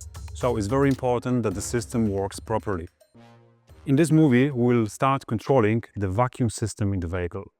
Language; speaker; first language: English; non-native, fluent; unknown